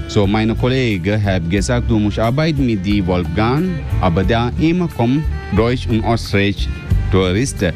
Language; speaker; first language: German; non-native, learner; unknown